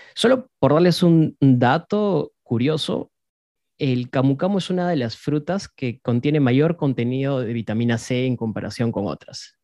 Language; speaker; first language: Spanish; native; Spanish